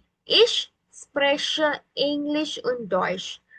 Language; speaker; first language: German; non-native, fluent; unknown